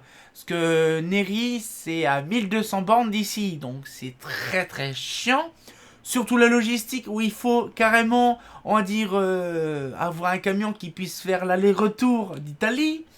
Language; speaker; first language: French; native; French